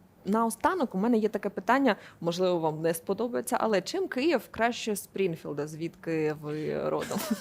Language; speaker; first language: Ukrainian; native; Ukrainian